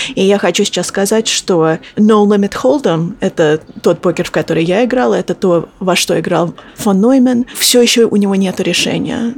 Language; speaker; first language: Russian; early bilingual, heritage; Russian